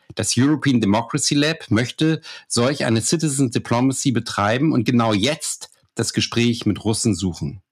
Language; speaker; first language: German; native; German